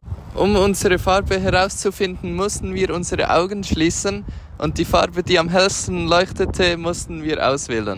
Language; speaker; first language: German; native; German